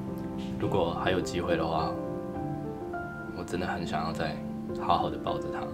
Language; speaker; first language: Chinese; native; Chinese